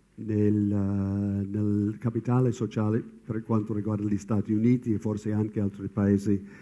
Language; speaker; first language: Italian; non-native, fluent; English